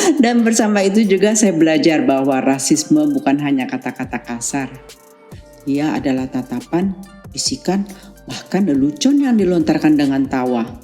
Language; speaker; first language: Indonesian; native; Indonesian